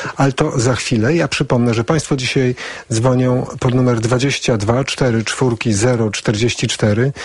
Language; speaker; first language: Polish; native; Polish